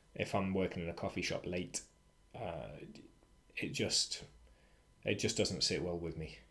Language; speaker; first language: English; native; English